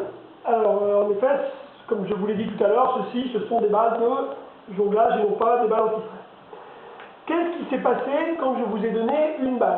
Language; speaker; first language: French; native; French